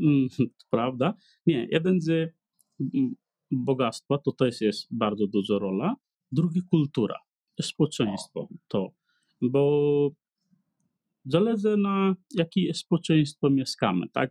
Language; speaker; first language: Polish; non-native, learner; Nepali